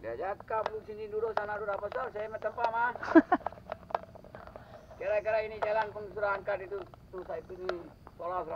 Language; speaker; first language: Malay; non-native, local second language; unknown